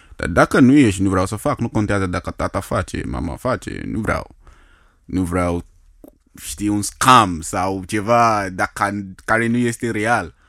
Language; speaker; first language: Romanian; non-native, fluent; Yoruba